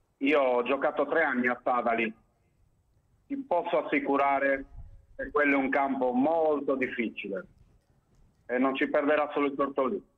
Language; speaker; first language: Italian; native; Italian